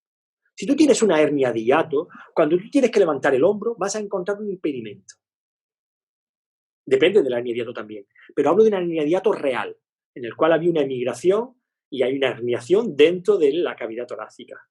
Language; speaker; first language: Spanish; native; Spanish